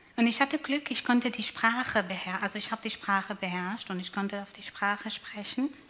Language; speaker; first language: German; non-native, fluent; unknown